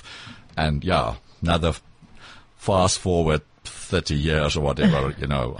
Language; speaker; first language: English; non-native, local second language; Afrikaans